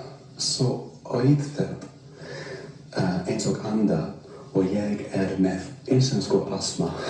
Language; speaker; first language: Icelandic; non-native, learner; English